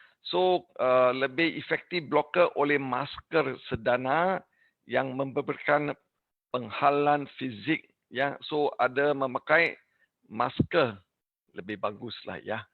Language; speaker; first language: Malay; non-native, learner; English